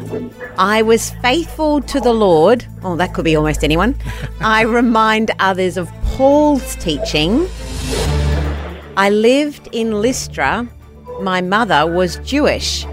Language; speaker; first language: English; native; English